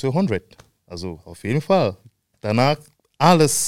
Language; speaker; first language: German; non-native, fluent; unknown